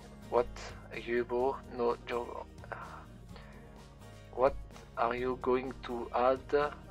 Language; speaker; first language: English; non-native, fluent; French